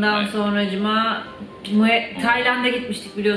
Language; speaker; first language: Turkish; native; Turkish